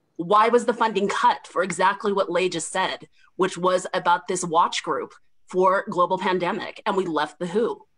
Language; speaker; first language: English; native; English